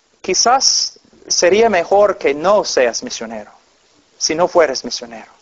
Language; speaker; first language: Spanish; non-native, fluent; English